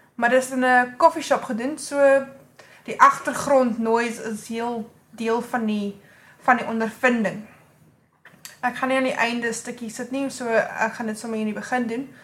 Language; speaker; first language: Afrikaans; native; Afrikaans